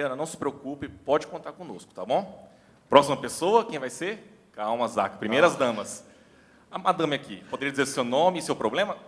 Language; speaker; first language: Portuguese; native; Portuguese